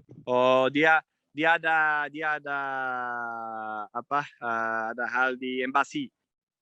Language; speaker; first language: Indonesian; non-native, fluent; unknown